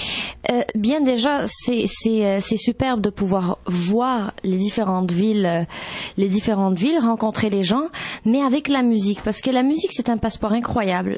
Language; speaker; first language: French; non-native, local second language; Arabic